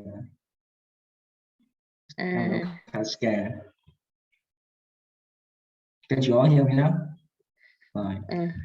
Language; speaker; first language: English; non-native, fluent; Vietnamese